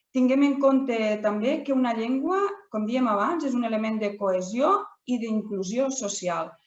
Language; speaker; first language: Catalan; native; Catalan